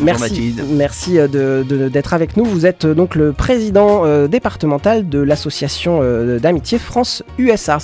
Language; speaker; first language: French; native; French